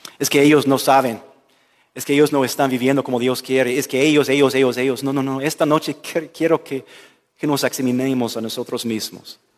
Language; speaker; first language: Spanish; non-native, fluent; English